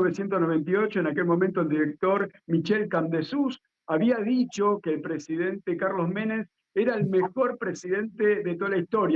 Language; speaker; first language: Spanish; native; Spanish